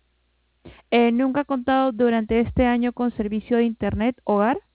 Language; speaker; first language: Spanish; native; Spanish